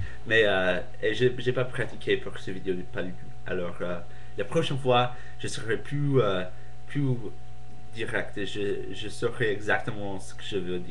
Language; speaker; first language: French; non-native, fluent; English